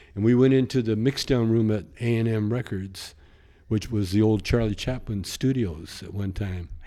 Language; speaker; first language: English; native; English